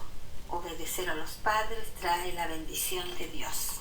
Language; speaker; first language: Spanish; native; Spanish